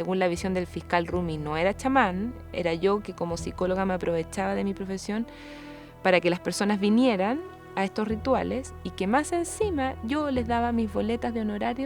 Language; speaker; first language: Spanish; native; Spanish